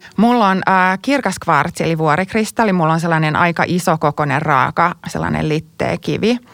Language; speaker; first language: Finnish; native; Finnish